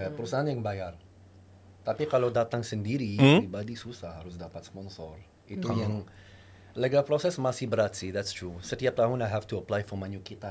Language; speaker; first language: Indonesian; non-native, learner; French